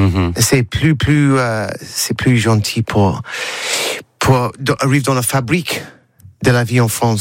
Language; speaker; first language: French; non-native, learner; English